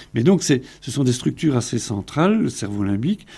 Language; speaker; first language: French; native; French